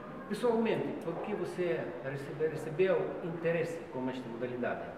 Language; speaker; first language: Portuguese; non-native, fluent; Russian